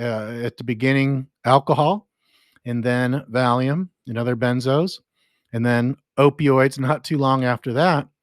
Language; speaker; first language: English; native; English